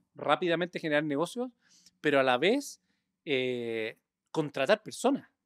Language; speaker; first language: Spanish; native; Spanish